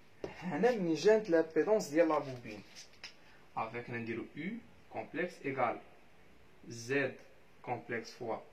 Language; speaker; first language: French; non-native, local second language; Arabic